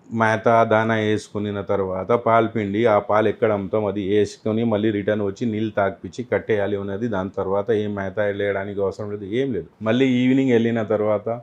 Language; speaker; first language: Telugu; non-native, local second language; Urdu